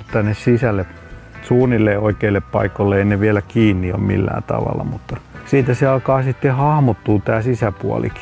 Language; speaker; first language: Finnish; native; Finnish